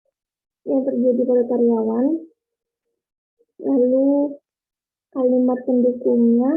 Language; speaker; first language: Indonesian; native; Indonesian